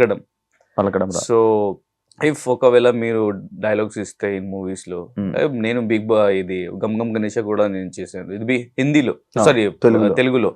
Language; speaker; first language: Telugu; non-native, local second language; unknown